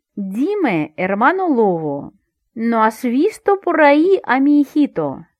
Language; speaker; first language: Spanish; non-native, fluent; Russian